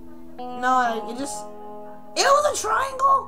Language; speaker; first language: English; native; English